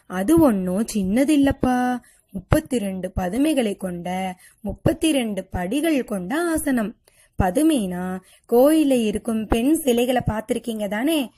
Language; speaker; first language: Tamil; native; Tamil